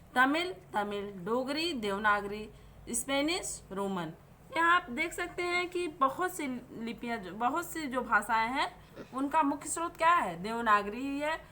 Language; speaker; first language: Hindi; native; Hindi